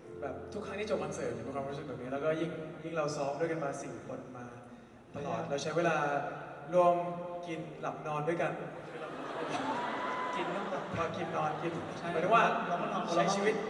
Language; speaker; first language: Thai; native; Thai